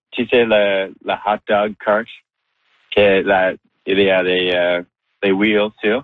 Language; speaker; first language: French; non-native, learner; English